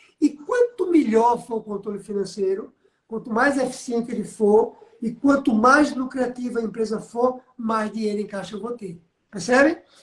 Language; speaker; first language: Portuguese; native; Portuguese